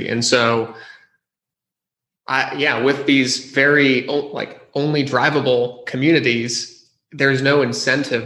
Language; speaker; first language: English; native; English